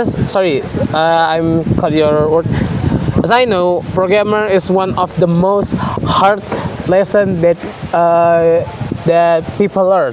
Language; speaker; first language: English; non-native, learner; Indonesian